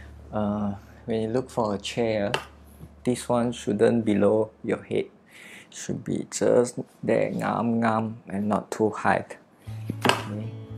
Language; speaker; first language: English; non-native, local second language; Chinese